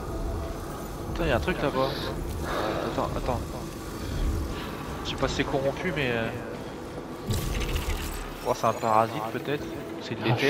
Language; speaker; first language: French; native; French